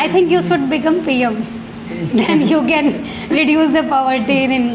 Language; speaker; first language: English; non-native, learner; Hindi